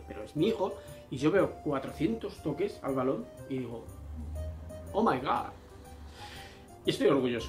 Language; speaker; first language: Spanish; native; Spanish